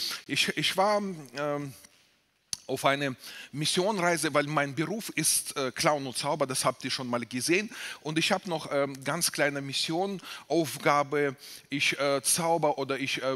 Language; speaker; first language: German; non-native, fluent; Russian